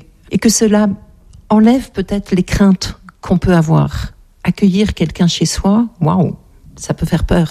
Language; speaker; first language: French; native; French